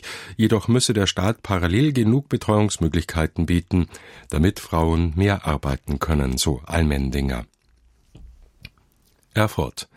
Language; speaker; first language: German; native; German